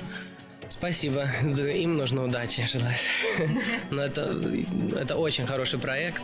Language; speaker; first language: Russian; early bilingual, other home language; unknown